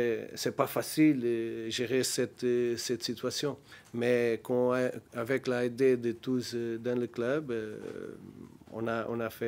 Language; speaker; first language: French; non-native, learner; Portuguese